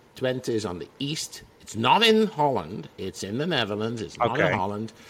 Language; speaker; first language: English; non-native, fluent; Dutch